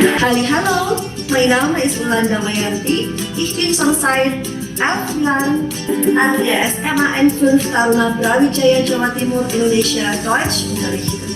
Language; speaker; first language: German; non-native, fluent; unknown